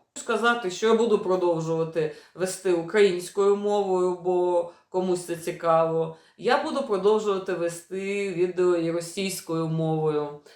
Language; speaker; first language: Ukrainian; non-native, local second language; Russian